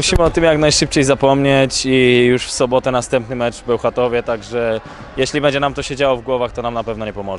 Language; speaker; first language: Polish; native; Polish